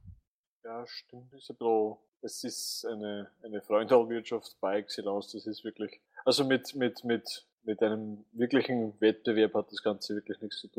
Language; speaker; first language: German; native; German